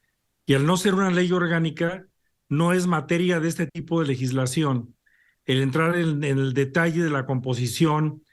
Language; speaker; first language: Spanish; native; Spanish